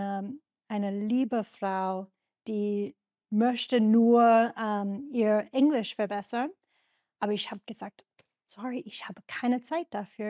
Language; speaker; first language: German; non-native, learner; English